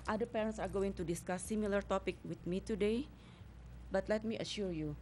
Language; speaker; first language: English; non-native, fluent; Indonesian